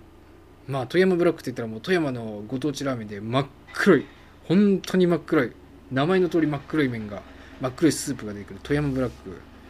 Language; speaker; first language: Japanese; native; Japanese